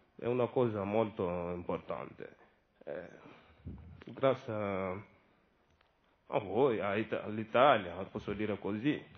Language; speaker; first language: Italian; non-native, learner; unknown